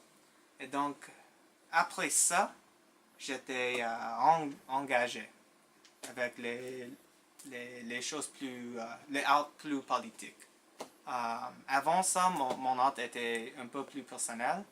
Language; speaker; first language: French; non-native, local second language; English